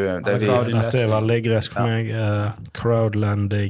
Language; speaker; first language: Norwegian; native; Norwegian